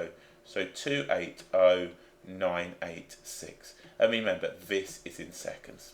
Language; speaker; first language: English; native; English